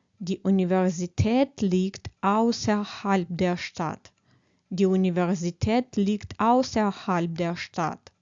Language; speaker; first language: German; non-native, fluent; Ukrainian